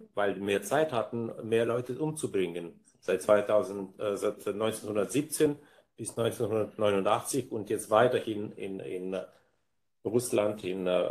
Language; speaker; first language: German; non-native, fluent; Bulgarian